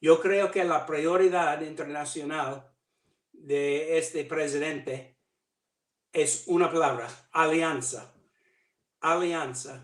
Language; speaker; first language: Spanish; non-native, learner; English